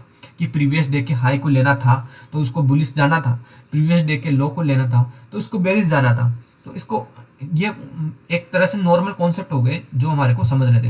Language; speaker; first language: Hindi; native; Hindi